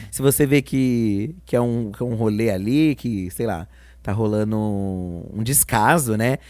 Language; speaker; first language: Portuguese; native; Portuguese